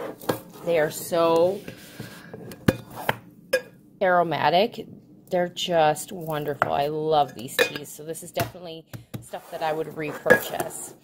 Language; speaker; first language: English; native; English